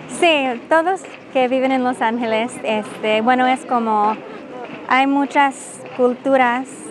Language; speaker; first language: Spanish; non-native, fluent; English